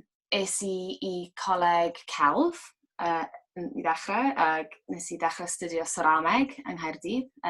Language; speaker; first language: Welsh; native; Welsh